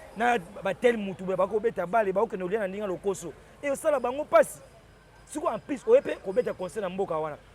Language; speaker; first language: Lingala; native; Lingala